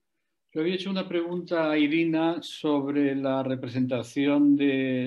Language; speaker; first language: Spanish; native; Spanish